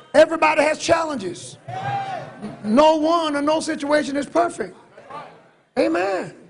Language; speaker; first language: English; native; English